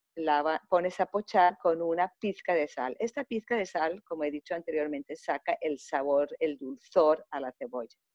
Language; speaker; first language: Spanish; non-native, fluent; Greek